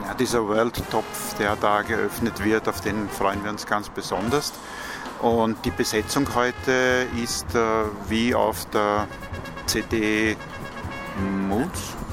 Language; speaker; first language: German; native; German